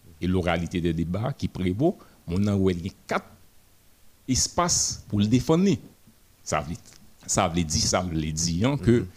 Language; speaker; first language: French; non-native, local second language; Haitian Creole